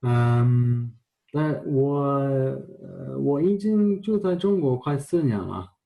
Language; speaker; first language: Chinese; non-native, fluent; English